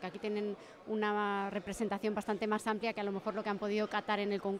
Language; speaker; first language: Spanish; native; Spanish